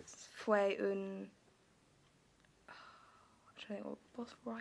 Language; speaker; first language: Spanish; non-native, learner; English